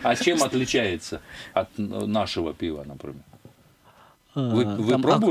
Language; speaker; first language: Russian; native; Russian